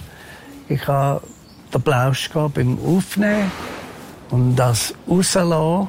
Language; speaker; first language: German; non-native, fluent; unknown